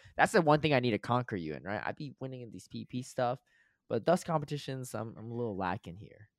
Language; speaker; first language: English; native; English